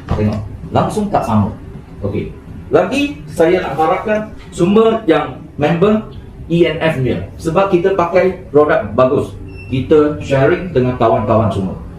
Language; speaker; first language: Malay; non-native, local second language; Chinese